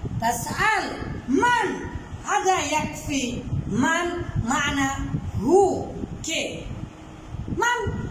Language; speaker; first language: Arabic; non-native, fluent; Bangla